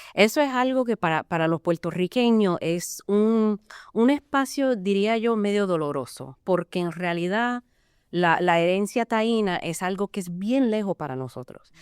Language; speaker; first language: Spanish; early bilingual, heritage; Spanish